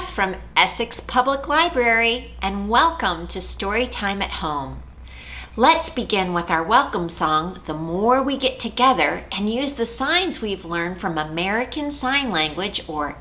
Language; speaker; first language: English; native; English